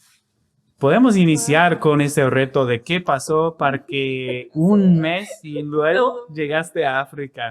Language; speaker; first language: Spanish; non-native, fluent; English